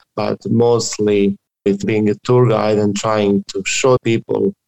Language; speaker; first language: English; non-native, fluent; Croatian